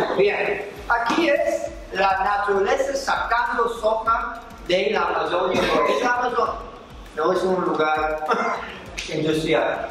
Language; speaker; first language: Spanish; non-native, fluent; English